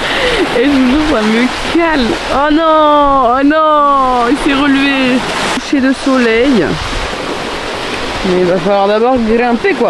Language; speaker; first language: French; native; French